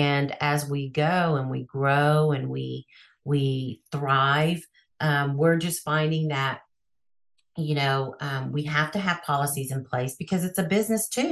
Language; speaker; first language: English; native; English